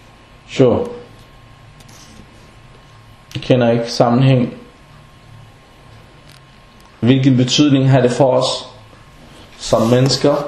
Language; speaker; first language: Danish; non-native, fluent; Arabic